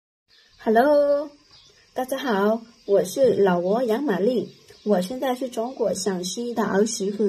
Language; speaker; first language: Chinese; non-native, fluent; Lao